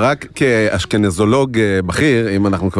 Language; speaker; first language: Hebrew; native; Hebrew